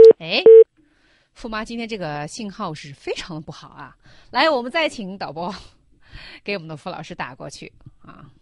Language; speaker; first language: Chinese; native; Chinese